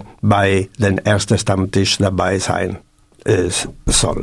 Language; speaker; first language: German; non-native, learner; Italian